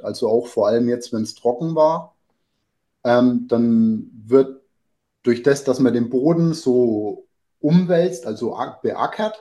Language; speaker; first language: German; native; German